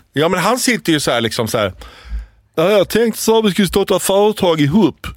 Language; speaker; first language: Swedish; native; Swedish